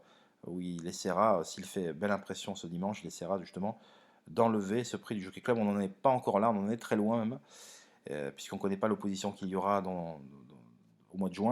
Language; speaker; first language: French; native; French